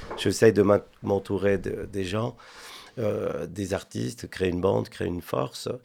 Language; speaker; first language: French; non-native, fluent; Spanish